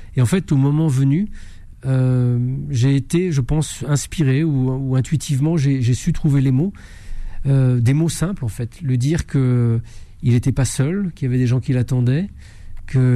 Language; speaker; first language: French; native; French